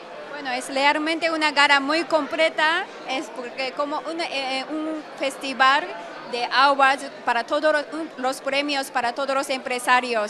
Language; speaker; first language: Spanish; non-native, learner; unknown